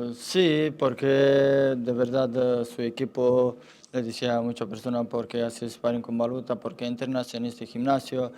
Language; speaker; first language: Spanish; non-native, learner; Romanian